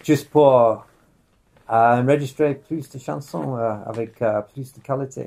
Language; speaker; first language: French; non-native, fluent; English